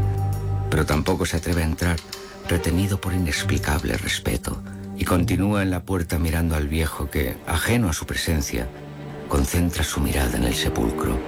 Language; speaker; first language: Spanish; native; Spanish